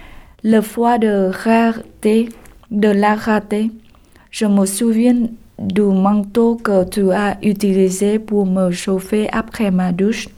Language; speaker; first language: French; non-native, learner; Vietnamese